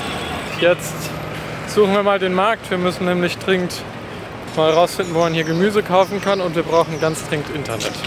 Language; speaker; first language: German; native; German